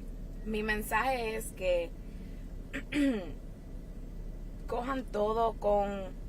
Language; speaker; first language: Spanish; early bilingual, heritage; Spanish